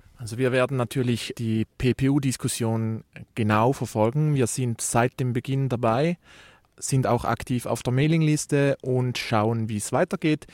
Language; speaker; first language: German; native; German